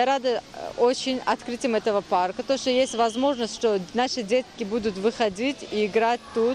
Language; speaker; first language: Russian; native; Russian